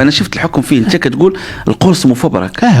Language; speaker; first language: Arabic; native; Arabic